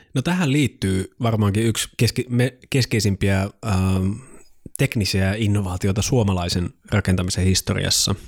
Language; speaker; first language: Finnish; native; Finnish